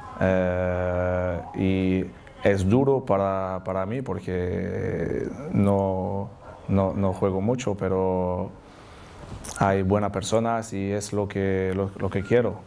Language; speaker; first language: Spanish; non-native, learner; French